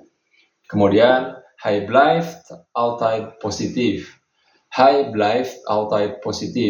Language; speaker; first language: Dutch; non-native, fluent; Indonesian